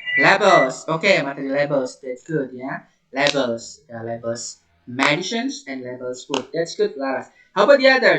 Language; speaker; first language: English; non-native, learner; Indonesian